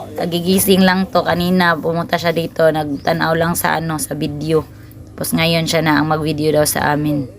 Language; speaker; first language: Filipino; non-native, local second language; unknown